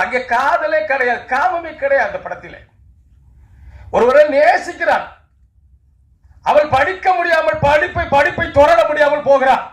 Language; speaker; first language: Tamil; native; Tamil